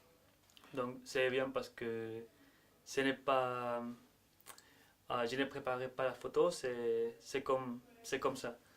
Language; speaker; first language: French; non-native, learner; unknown